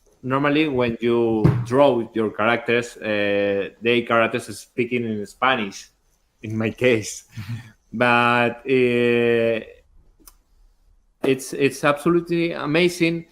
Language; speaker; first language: English; non-native, learner; Spanish